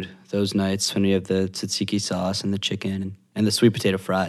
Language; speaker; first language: English; native; English